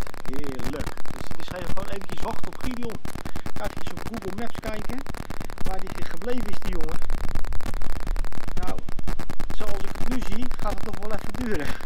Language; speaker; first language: Dutch; native; Dutch